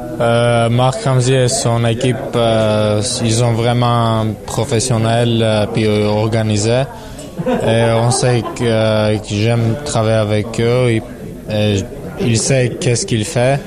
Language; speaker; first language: French; non-native, learner; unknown